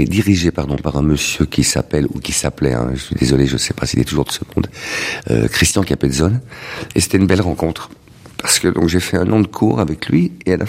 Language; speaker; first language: French; native; French